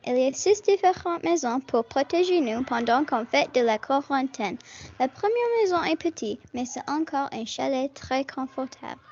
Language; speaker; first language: French; non-native, learner; English